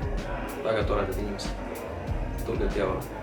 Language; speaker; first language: Estonian; non-native, local second language; Russian